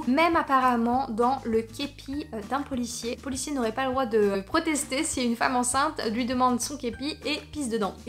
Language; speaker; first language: French; native; French